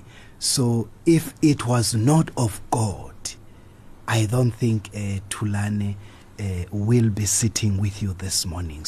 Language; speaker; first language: English; non-native, local second language; Zulu